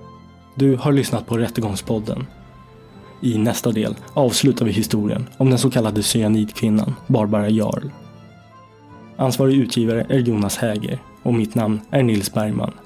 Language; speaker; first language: Swedish; native; Swedish